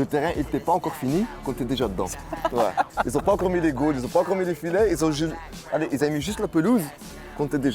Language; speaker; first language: French; native; French